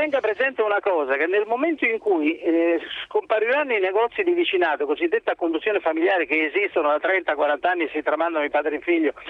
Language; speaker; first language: Italian; native; Italian